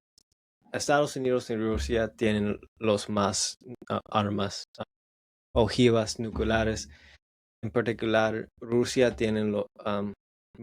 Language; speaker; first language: Spanish; non-native, learner; English